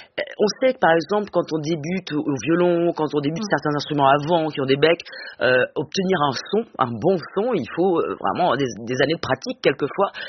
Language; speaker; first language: French; native; French